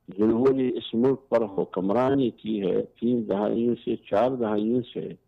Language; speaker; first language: Urdu; non-native, local second language; Pashto